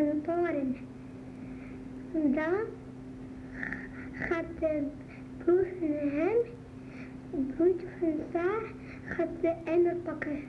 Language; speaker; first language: Dutch; early bilingual, other home language; Arabic